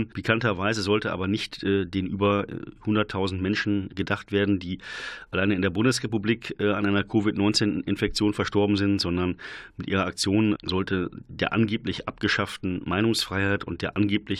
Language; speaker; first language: German; native; German